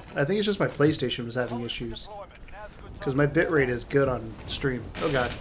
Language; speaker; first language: English; native; English